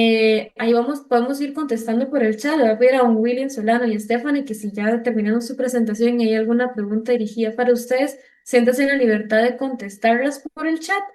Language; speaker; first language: Spanish; native; Spanish